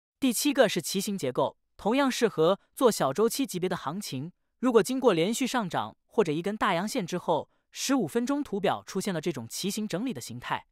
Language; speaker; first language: Chinese; native; Chinese